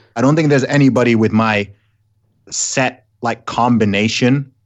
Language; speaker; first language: English; early bilingual, other home language; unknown